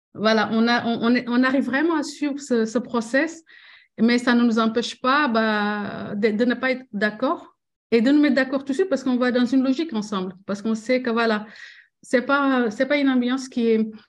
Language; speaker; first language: French; non-native, local second language; Wolof